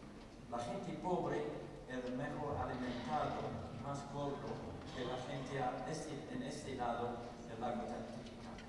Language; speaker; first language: Spanish; non-native, fluent; English